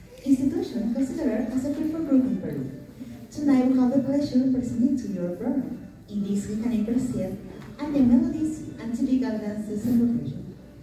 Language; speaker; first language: English; non-native, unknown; Spanish